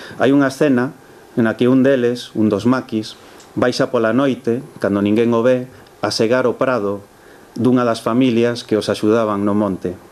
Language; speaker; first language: Galician; early bilingual, heritage; Galician